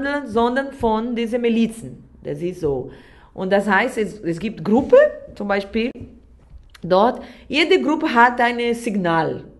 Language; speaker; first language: German; non-native, learner; Portuguese